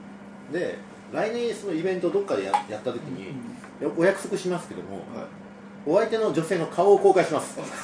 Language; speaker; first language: Japanese; native; Japanese